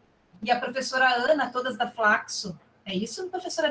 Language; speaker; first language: Portuguese; native; Portuguese